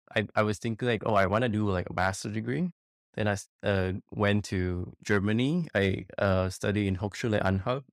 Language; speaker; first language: English; non-native, fluent; Indonesian